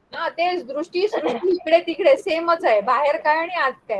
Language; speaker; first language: Marathi; non-native, local second language; Hindi